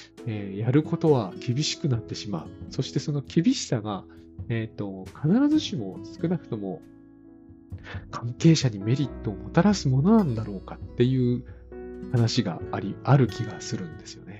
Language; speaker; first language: Japanese; native; Japanese